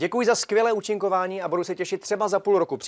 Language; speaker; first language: Czech; native; Czech